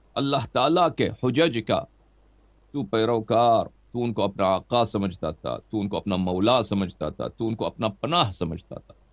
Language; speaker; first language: Urdu; non-native, fluent; Persian